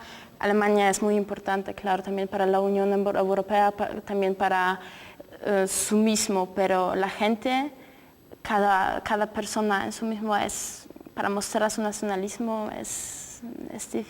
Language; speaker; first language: Spanish; non-native, fluent; Polish